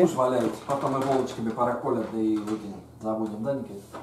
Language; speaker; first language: Russian; native; Russian